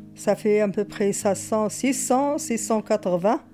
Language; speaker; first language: French; non-native, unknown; Arabic